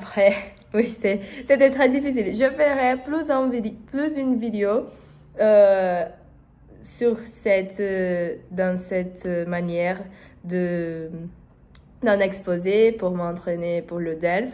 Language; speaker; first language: French; non-native, learner; Portuguese